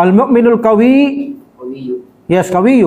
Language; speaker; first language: Arabic; non-native, fluent; Filipino